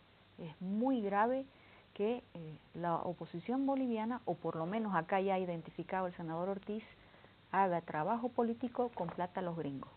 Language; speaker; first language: Spanish; native; Spanish